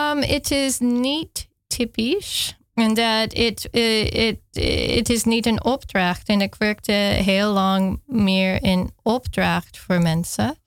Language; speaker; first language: Dutch; non-native, fluent; English